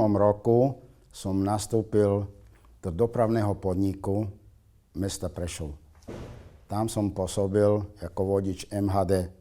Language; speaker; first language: Slovak; non-native, local second language; Romany